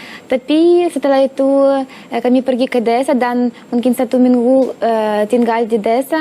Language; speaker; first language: Indonesian; non-native, learner; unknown